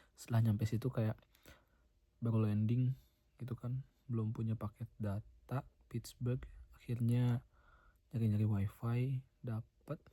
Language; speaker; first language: Indonesian; native; Indonesian